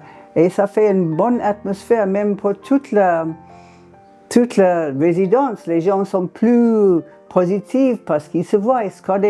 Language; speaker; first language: French; non-native, fluent; English